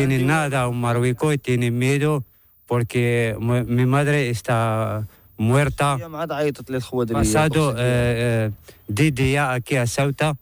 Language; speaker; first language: Spanish; non-native, learner; Arabic